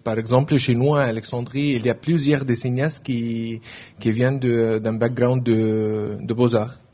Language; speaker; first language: French; non-native, learner; Arabic